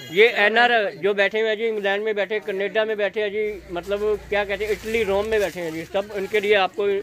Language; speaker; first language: Hindi; non-native, local second language; Punjabi